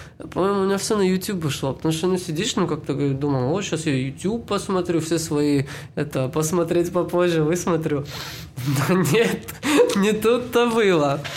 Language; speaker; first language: Russian; early bilingual, heritage; Russian